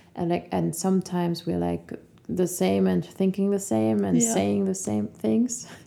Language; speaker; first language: English; non-native, fluent; German